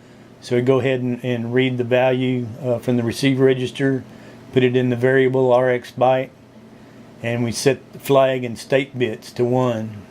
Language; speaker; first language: English; native; English